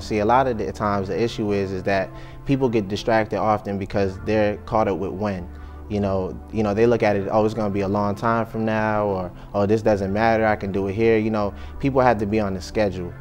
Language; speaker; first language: English; native; English